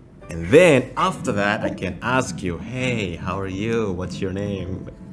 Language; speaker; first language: English; non-native, fluent; Indonesian